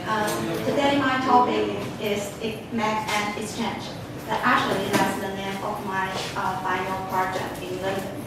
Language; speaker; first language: English; non-native, fluent; Chinese